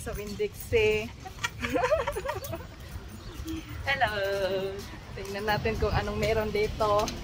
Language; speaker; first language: Filipino; non-native, local second language; Cebuano